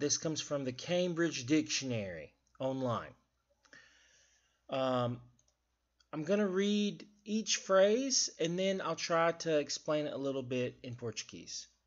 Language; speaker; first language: English; native; English